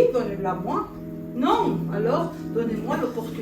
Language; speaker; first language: French; non-native, fluent; Spanish